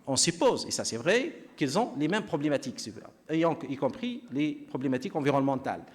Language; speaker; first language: French; non-native, local second language; Arabic